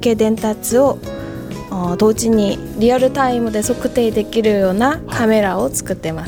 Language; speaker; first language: Japanese; non-native, fluent; Korean